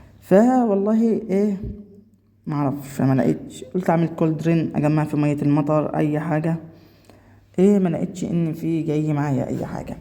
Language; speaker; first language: Arabic; native; Arabic